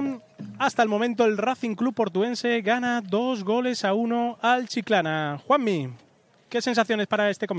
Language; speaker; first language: Spanish; native; Spanish